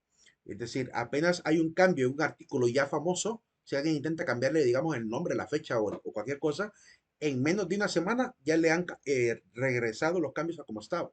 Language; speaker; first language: Spanish; native; Spanish